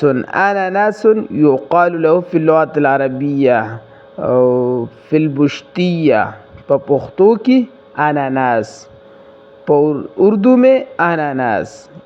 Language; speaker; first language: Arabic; non-native, learner; Pashto